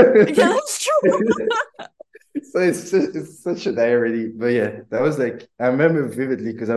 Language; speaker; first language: English; non-native, fluent; French